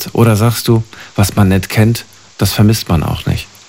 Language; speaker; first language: German; native; German